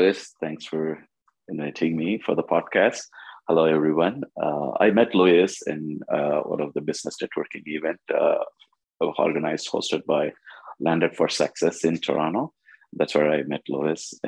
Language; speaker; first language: English; non-native, local second language; Tamil